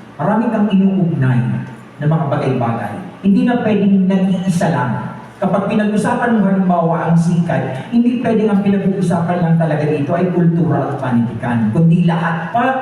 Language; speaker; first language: Filipino; non-native, local second language; Bikol